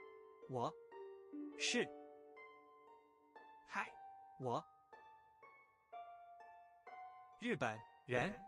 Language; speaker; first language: Chinese; non-native, learner; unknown